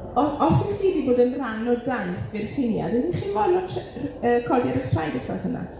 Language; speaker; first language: Welsh; native; Welsh